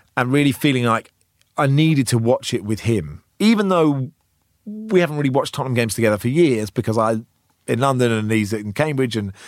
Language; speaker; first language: English; native; English